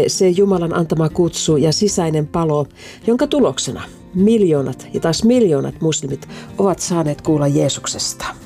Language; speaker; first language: Finnish; native; Finnish